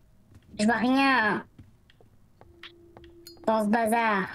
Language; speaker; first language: French; native; French